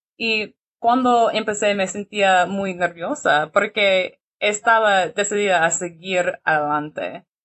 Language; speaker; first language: Spanish; non-native, learner; English